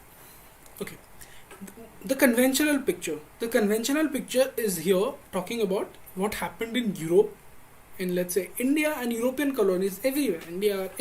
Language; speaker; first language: English; non-native, local second language; Hindi